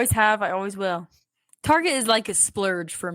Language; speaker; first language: English; native; English